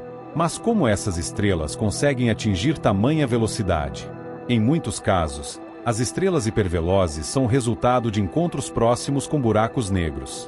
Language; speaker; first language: Portuguese; native; Portuguese